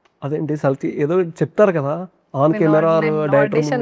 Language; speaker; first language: Telugu; native; Telugu